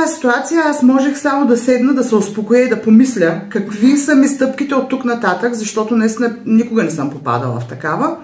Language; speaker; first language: Bulgarian; native; Bulgarian